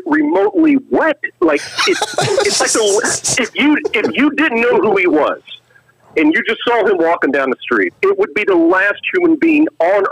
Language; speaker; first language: English; native; English